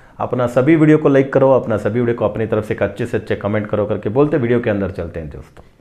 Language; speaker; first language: Hindi; non-native, local second language; Tamil